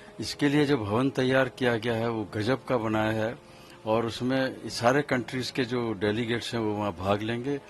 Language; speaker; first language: Hindi; native; Hindi